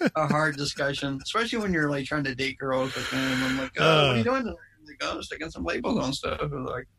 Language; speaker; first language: English; native; English